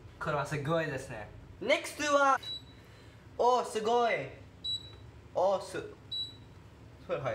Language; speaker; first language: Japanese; non-native, learner; English